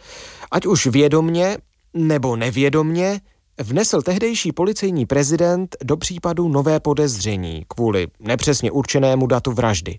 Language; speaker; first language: Czech; native; Czech